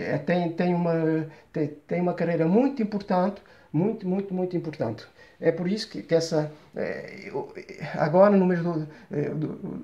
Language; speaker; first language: Portuguese; early bilingual, heritage; Portuguese